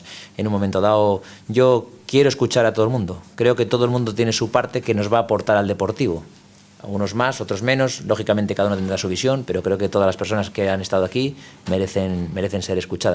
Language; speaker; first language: Spanish; native; Spanish